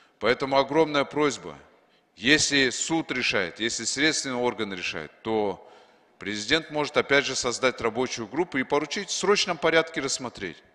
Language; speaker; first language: Russian; non-native, local second language; Kyrgyz